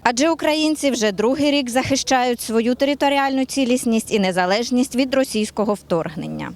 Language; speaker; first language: Ukrainian; native; Ukrainian